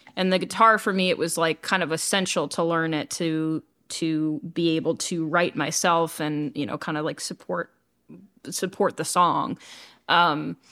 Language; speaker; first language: English; native; English